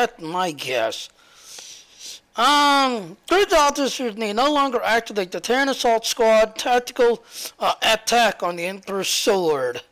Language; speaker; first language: English; native; English